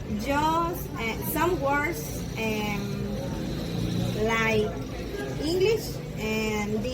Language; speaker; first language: English; non-native, learner; Spanish